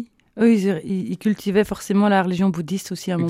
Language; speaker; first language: French; native; French